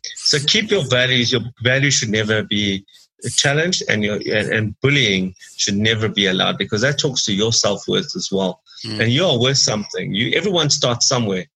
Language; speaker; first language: English; native; English